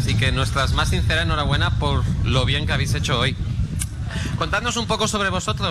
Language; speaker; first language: Spanish; native; Spanish